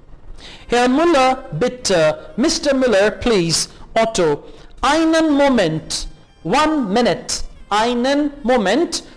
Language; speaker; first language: German; non-native, fluent; Urdu